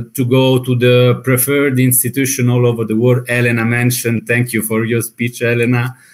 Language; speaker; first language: English; non-native, fluent; Italian